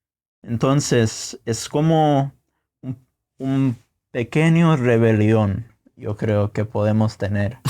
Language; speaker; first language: Spanish; non-native, fluent; English